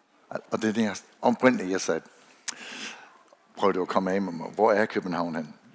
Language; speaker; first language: Danish; non-native, fluent; English